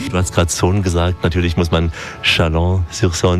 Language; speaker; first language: German; native; German